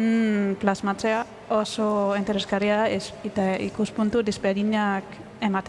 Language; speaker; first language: Basque; non-native, fluent; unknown